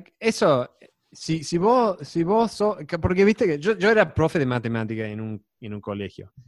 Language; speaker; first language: Spanish; non-native, fluent; English